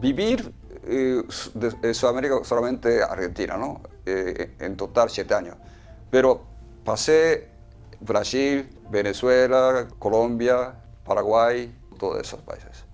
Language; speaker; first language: Spanish; non-native, fluent; Japanese